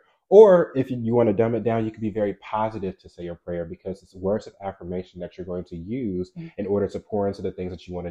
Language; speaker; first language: English; native; English